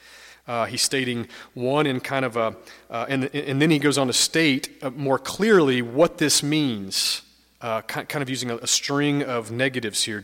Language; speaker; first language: English; native; English